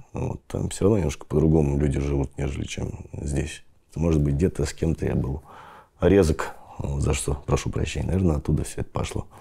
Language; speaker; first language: Russian; native; Russian